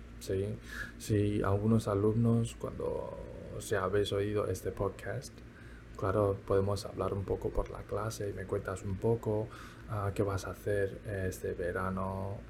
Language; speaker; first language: Spanish; early bilingual, other home language; Chinese